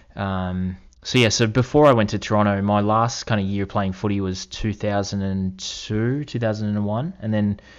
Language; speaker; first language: English; native; English